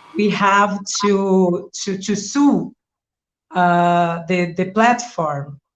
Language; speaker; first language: English; non-native, fluent; Portuguese